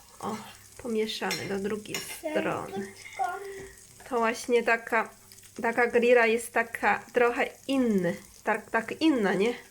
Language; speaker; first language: Polish; non-native, learner; Chinese